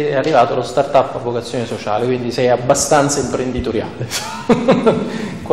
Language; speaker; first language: Italian; native; Italian